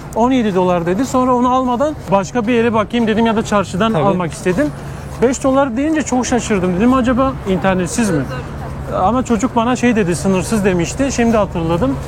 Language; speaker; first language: Turkish; native; Turkish